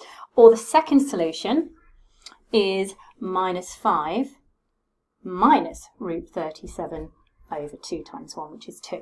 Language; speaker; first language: English; native; English